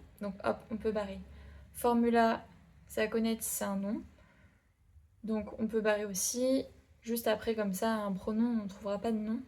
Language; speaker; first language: French; native; French